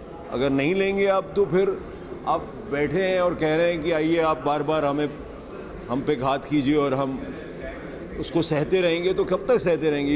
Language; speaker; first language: Hindi; native; Hindi